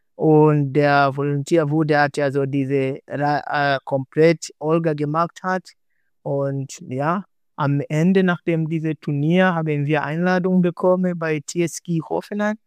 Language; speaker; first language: German; non-native, learner; Swahili